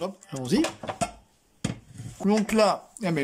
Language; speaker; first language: French; native; French